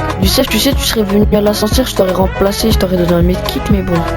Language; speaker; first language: French; native; French